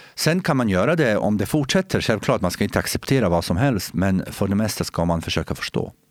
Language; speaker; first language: Swedish; non-native, fluent; Bosnian